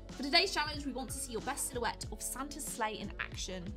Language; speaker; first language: English; native; English